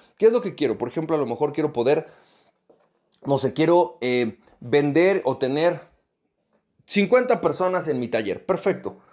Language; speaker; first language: Spanish; native; Spanish